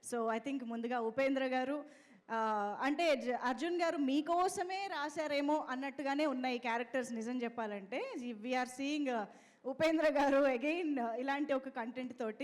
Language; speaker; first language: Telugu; native; Telugu